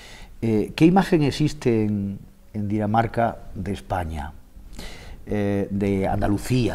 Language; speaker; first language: Spanish; native; Spanish